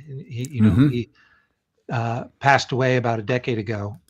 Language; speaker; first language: English; native; English